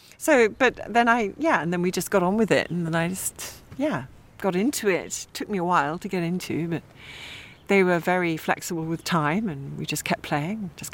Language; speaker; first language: English; early bilingual, other home language; German